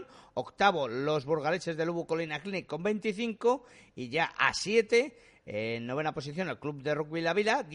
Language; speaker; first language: Spanish; native; Spanish